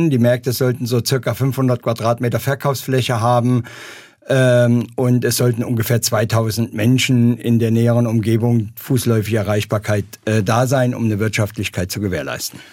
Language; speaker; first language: German; native; German